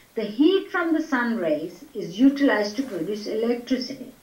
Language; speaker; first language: English; non-native, local second language; Gujarati